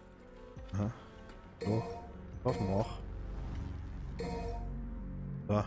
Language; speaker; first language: German; native; German